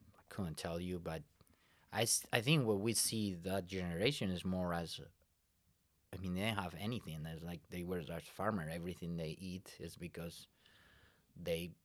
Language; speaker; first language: English; non-native, fluent; Spanish